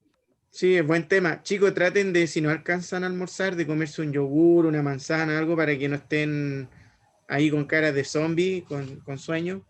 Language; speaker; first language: Spanish; native; Spanish